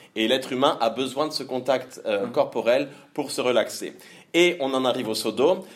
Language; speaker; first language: French; native; French